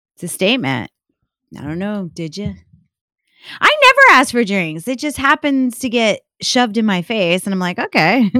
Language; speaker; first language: English; native; English